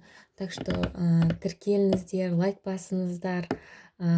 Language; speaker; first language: Kazakh; non-native, local second language; Russian